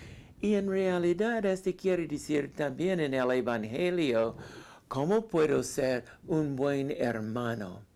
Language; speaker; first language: Spanish; non-native, fluent; English